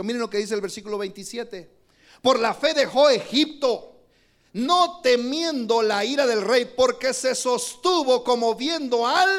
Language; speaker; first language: Spanish; native; Spanish